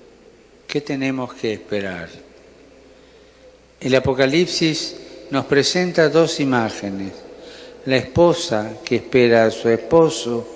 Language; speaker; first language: Spanish; native; Spanish